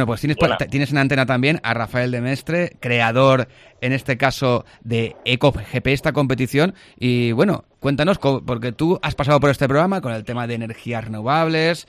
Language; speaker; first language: Spanish; native; Spanish